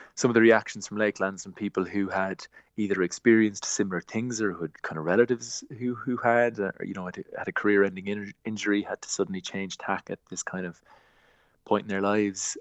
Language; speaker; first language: English; native; English